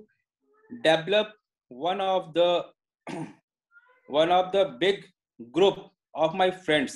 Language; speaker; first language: English; non-native, local second language; Hindi